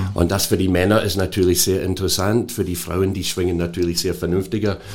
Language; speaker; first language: German; non-native, fluent; English